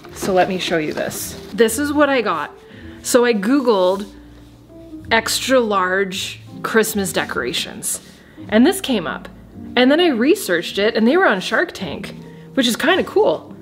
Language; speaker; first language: English; native; English